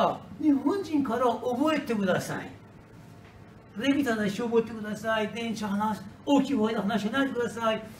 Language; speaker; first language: Japanese; non-native, learner; Persian